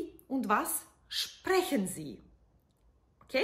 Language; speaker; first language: German; non-native, fluent; Serbian